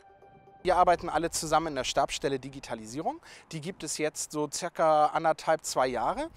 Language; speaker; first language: German; native; German